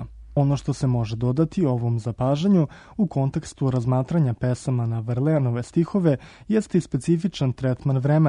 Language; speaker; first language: Croatian; native; Croatian